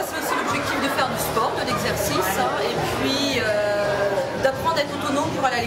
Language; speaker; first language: French; native; French